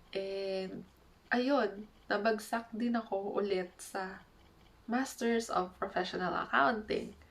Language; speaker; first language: Filipino; non-native, local second language; Hiligaynon